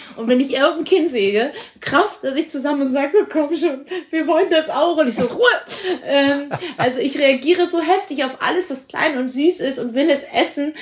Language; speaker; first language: German; early bilingual, other home language; Italian